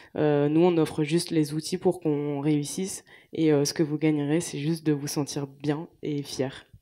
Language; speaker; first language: French; native; French